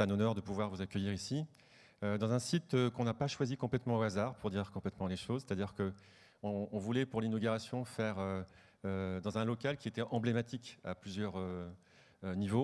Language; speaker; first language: French; native; French